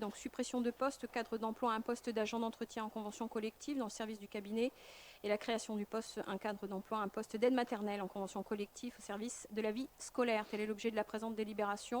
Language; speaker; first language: French; native; French